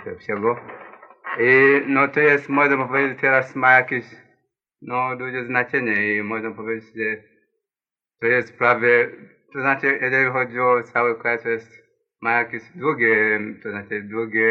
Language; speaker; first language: Polish; non-native, learner; Swahili